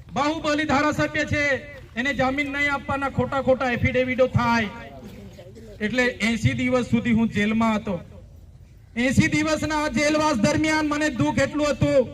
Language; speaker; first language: Gujarati; non-native, local second language; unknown